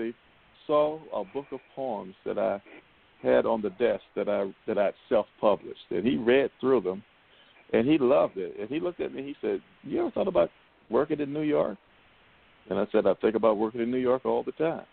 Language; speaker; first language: English; native; English